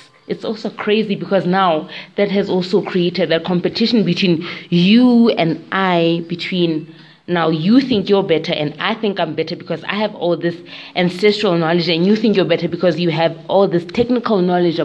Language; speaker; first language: English; non-native, local second language; Tswana